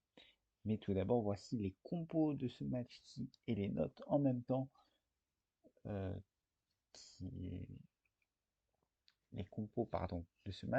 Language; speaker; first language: French; native; French